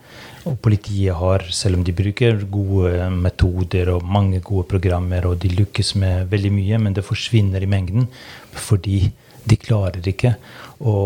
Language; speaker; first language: Norwegian; non-native, fluent; Albanian